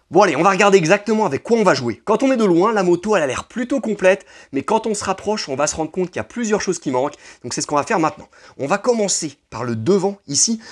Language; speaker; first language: French; native; French